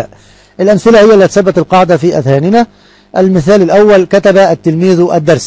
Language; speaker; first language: Arabic; native; Arabic